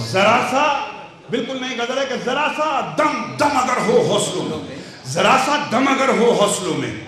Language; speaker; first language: Urdu; native; Urdu